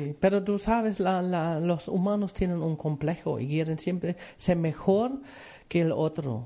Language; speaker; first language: Spanish; non-native, fluent; German